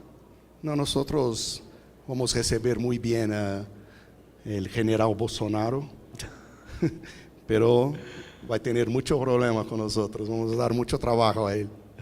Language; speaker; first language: Spanish; non-native, fluent; Portuguese